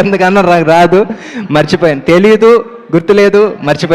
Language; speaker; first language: Telugu; native; Telugu